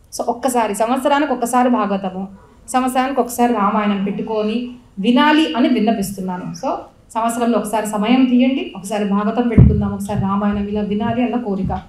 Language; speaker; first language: Telugu; non-native, local second language; Marathi